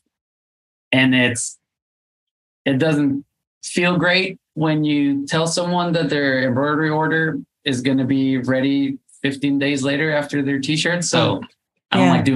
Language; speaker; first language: English; non-native, fluent; Spanish